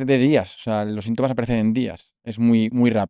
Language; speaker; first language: Spanish; native; Spanish